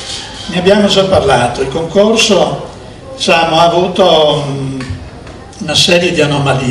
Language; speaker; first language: Italian; native; Italian